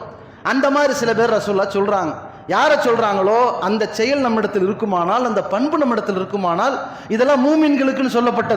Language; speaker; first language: Tamil; native; Tamil